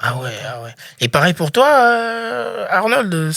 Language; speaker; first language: French; native; French